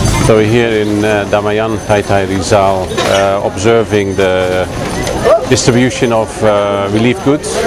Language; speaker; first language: English; non-native, fluent; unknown